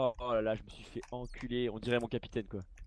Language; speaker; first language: French; native; French